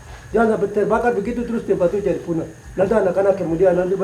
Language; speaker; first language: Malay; non-native, local second language; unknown